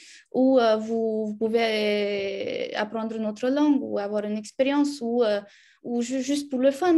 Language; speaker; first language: French; non-native, fluent; Romanian